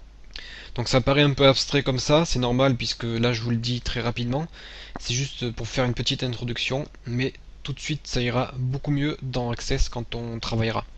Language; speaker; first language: French; native; French